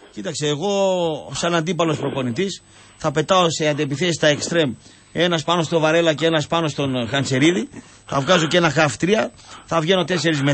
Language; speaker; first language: Greek; native; Greek